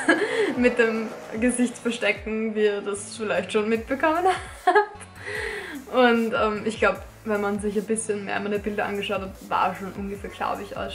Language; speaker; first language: German; native; German